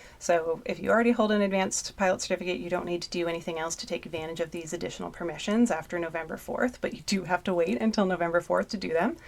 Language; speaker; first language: English; native; English